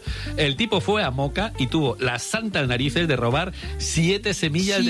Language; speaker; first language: Spanish; native; Spanish